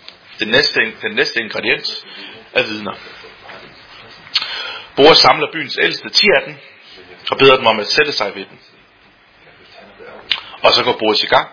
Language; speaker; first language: Danish; native; Danish